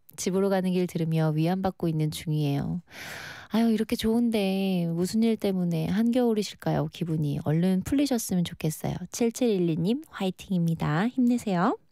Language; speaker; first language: Korean; native; Korean